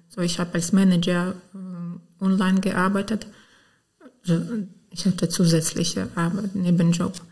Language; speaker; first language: German; non-native, fluent; Ukrainian